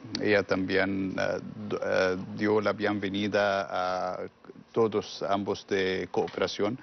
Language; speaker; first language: Spanish; non-native, learner; Arabic